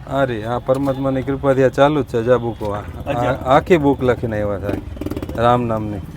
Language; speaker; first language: Gujarati; non-native, local second language; Sindhi